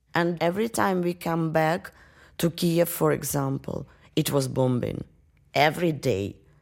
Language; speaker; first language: English; non-native, fluent; Russian